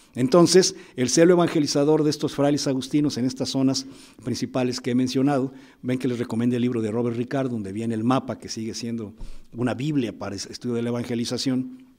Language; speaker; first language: Spanish; native; Spanish